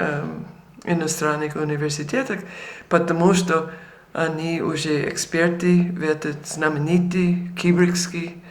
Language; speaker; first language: Russian; non-native, fluent; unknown